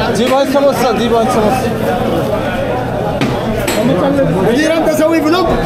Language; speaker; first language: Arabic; non-native, learner; Bangla